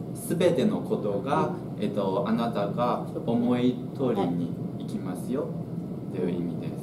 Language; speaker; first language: Japanese; non-native, fluent; Chinese